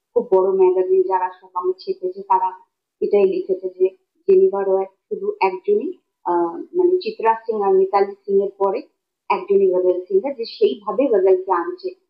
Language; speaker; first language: Bangla; native; Bangla